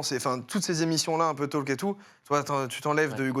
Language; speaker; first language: French; native; French